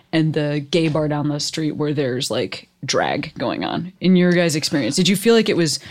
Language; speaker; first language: English; native; English